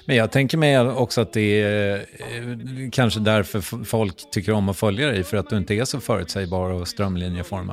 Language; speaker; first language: Swedish; native; Swedish